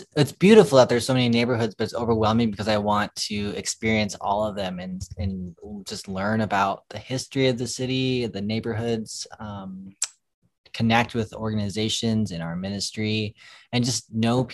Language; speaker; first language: English; native; English